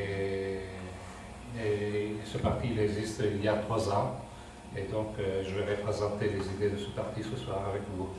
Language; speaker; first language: French; non-native, fluent; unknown